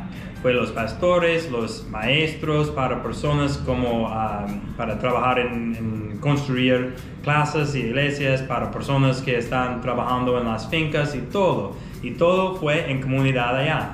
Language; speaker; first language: Spanish; non-native, fluent; English